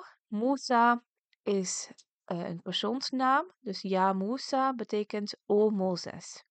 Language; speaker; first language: Dutch; early bilingual, other home language; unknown